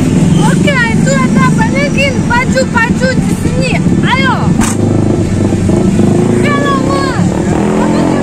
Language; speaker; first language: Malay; non-native, learner; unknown